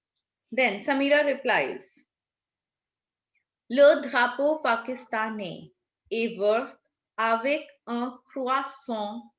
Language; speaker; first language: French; non-native, fluent; Hindi